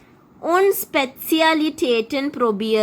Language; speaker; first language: German; non-native, fluent; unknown